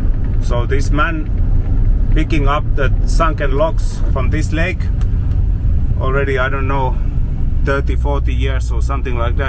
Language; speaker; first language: English; non-native, learner; Finnish